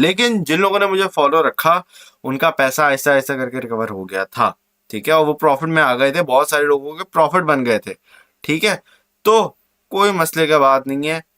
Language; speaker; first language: Urdu; native; Urdu